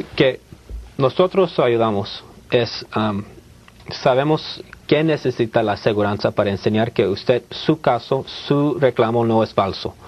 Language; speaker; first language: Spanish; early bilingual, heritage; Spanish